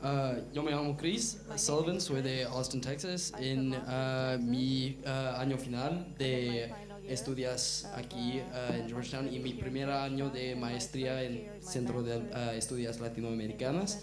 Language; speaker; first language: Spanish; non-native, learner; English